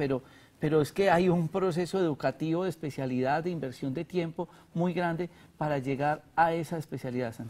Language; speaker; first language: Spanish; native; Spanish